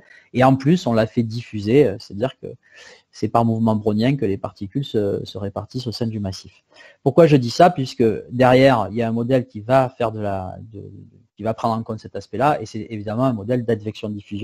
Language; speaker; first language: French; native; French